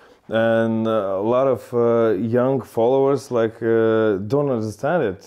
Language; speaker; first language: English; non-native, fluent; Lithuanian